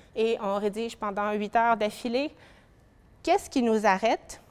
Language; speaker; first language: French; native; French